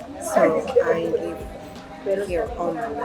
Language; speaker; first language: English; non-native, learner; Spanish